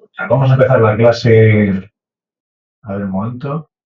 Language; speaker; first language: Spanish; native; Spanish